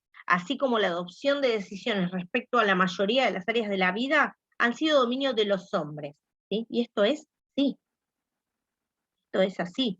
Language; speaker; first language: Spanish; native; Spanish